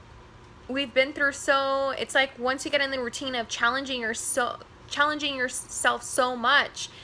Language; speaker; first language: English; native; English